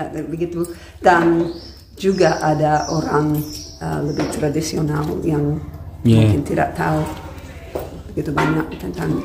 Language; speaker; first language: Indonesian; non-native, fluent; English